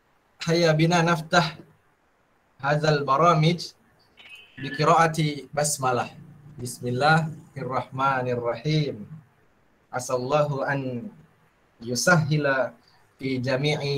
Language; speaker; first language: Arabic; non-native, learner; Indonesian